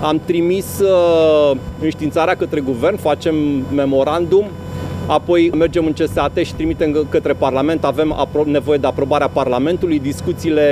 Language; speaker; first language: Romanian; native; Romanian